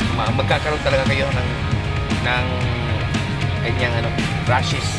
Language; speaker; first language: Filipino; non-native, local second language; Cebuano